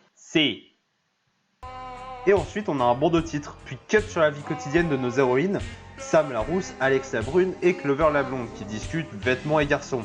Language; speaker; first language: French; native; French